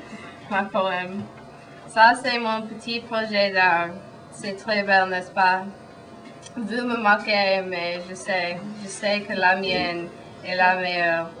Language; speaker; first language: French; non-native, learner; English